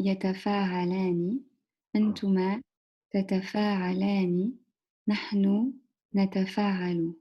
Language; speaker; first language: Arabic; non-native, learner; English